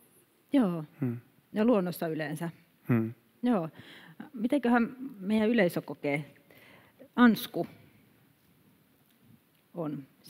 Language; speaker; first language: Finnish; native; Finnish